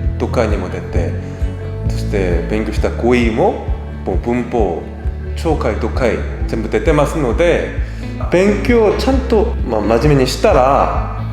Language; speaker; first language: Japanese; non-native, fluent; Korean